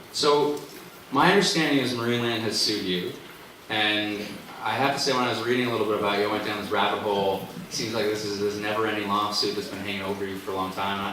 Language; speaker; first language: English; native; English